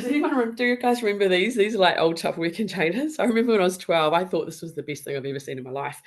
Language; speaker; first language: English; native; English